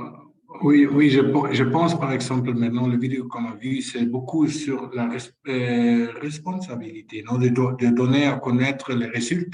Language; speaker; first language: French; non-native, fluent; Spanish